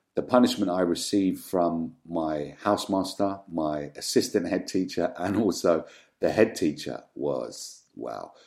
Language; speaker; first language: English; native; English